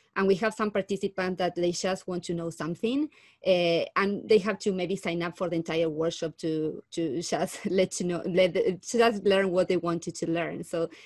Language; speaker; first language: English; non-native, fluent; Spanish